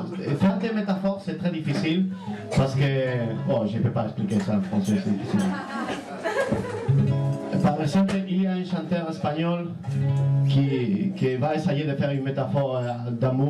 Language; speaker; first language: French; non-native, learner; Spanish